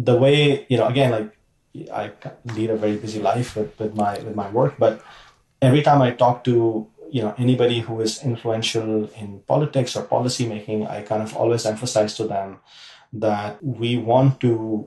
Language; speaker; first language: English; non-native, local second language; Urdu